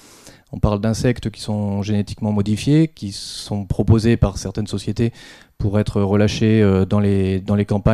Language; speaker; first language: French; native; French